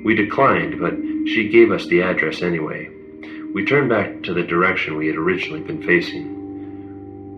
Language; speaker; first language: English; native; English